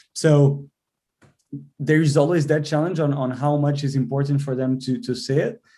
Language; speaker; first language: English; non-native, fluent; Portuguese